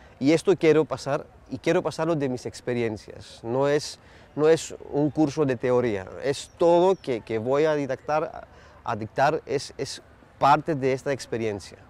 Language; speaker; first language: Spanish; non-native, fluent; Greek